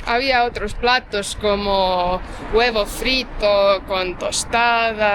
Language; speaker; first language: Spanish; non-native, fluent; Estonian